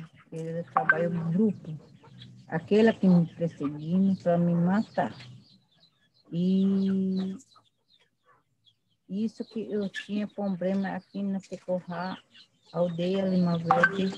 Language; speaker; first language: Portuguese; non-native, local second language; Guarani